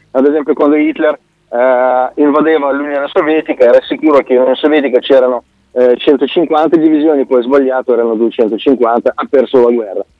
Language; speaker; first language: Italian; non-native, fluent; Russian